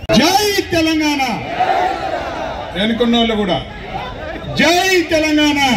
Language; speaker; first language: Telugu; native; Telugu